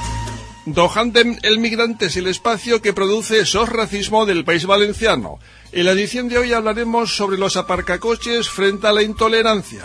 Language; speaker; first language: Spanish; native; Spanish